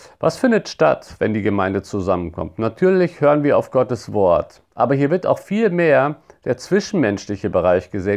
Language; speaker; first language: German; native; German